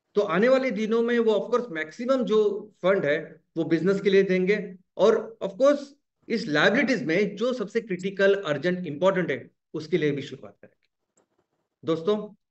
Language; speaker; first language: Hindi; non-native, local second language; Marathi